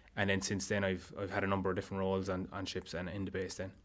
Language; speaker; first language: English; native; English